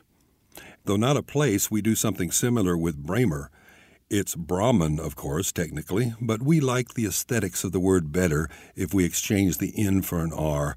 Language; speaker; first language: English; native; English